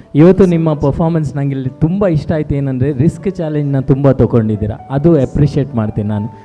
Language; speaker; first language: Kannada; non-native, local second language; Tulu